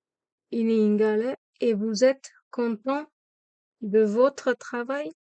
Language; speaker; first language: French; non-native, fluent; Tamil